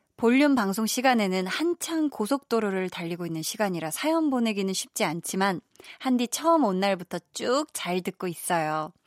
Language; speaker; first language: Korean; native; Korean